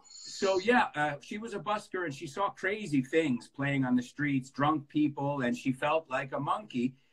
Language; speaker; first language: English; native; English